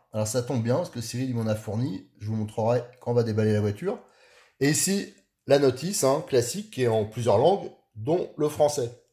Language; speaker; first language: French; native; French